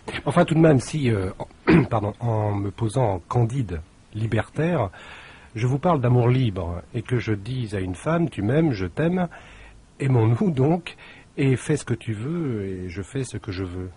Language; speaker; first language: French; native; French